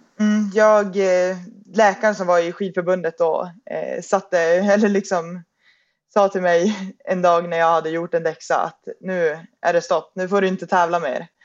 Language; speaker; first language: Swedish; native; Swedish